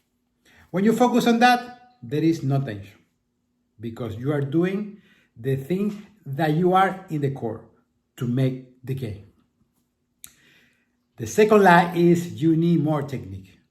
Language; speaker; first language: English; non-native, fluent; Spanish